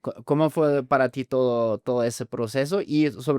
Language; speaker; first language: Spanish; non-native, fluent; German